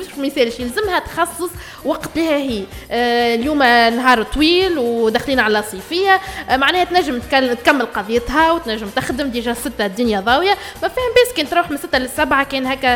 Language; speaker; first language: Arabic; native; Arabic